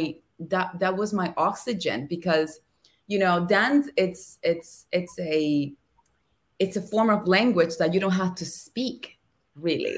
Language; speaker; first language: English; non-native, fluent; Spanish